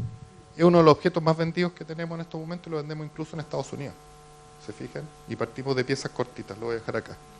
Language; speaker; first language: Spanish; native; Spanish